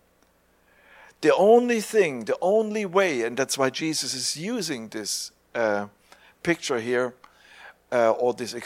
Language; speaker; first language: English; non-native, fluent; German